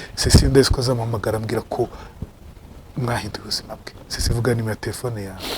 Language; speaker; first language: Kinyarwanda; native; Kinyarwanda